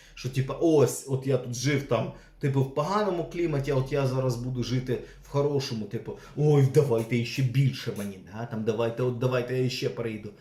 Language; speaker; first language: Ukrainian; non-native, local second language; Russian